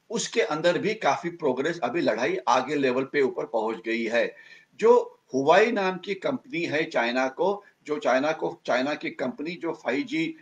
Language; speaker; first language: Hindi; non-native, local second language; Marathi